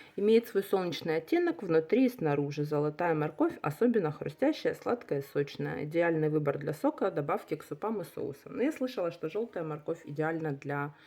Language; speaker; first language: Russian; non-native, local second language; Ukrainian